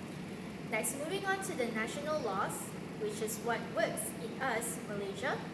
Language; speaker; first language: English; non-native, local second language; Malay